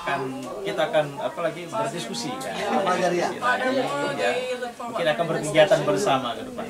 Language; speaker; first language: Indonesian; native; Indonesian